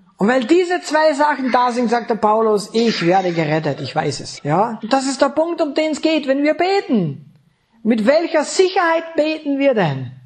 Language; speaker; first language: German; native; German